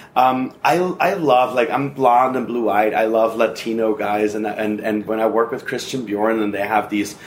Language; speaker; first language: English; non-native, fluent; German